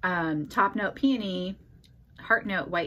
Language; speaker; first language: English; native; English